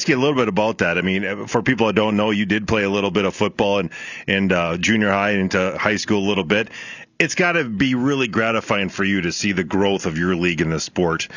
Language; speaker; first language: English; native; English